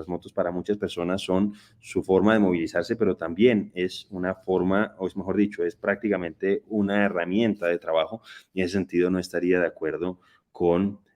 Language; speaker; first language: Spanish; native; Spanish